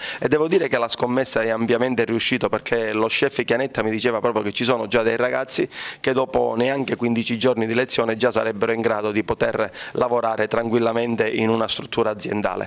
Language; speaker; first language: Italian; native; Italian